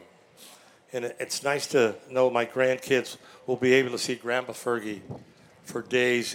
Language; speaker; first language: English; native; English